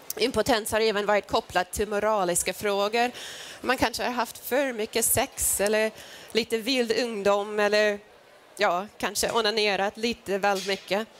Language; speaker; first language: Swedish; non-native, fluent; English